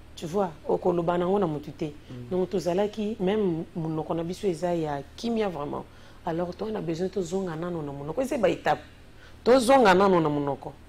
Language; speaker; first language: Lingala; non-native, local second language; Kongo